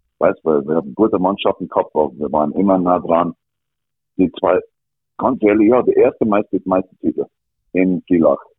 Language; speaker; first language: German; non-native, fluent; English